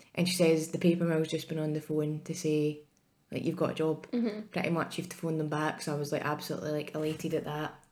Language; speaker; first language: English; native; English